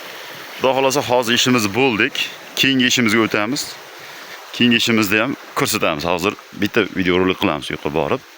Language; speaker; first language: Uzbek; native; Uzbek